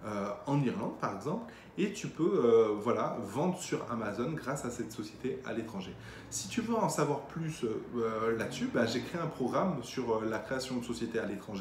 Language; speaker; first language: French; native; French